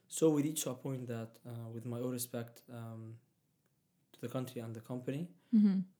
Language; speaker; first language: English; non-native, fluent; Arabic